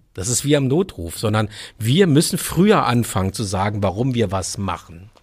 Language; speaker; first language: German; native; German